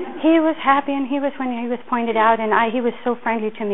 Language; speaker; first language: English; native; English